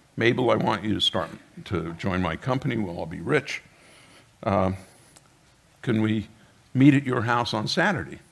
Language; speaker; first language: English; native; English